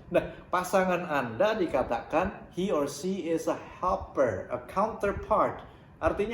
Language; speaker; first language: Indonesian; native; Indonesian